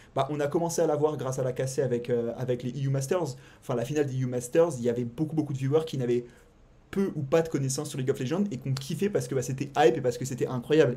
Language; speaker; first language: French; native; French